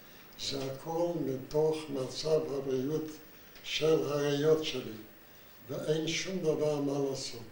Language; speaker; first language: Hebrew; non-native, fluent; Yiddish